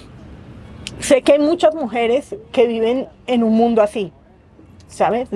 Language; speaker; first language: Spanish; native; Spanish